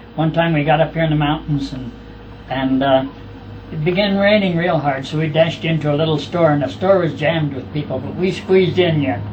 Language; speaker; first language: English; native; English